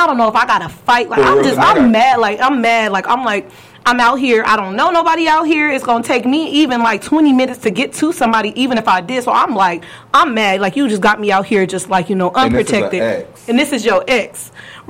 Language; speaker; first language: English; native; English